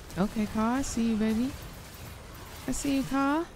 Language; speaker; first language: English; native; English